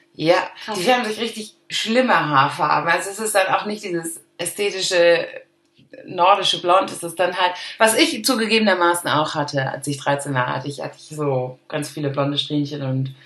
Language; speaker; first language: German; early bilingual, other home language; Arabic